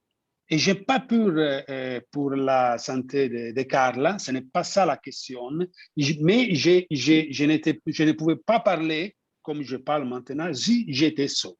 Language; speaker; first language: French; non-native, fluent; Italian